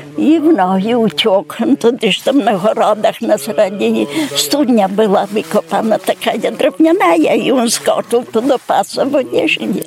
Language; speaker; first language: Polish; non-native, local second language; Ukrainian